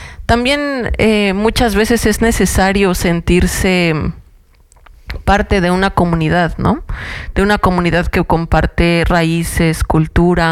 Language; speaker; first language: Spanish; native; Spanish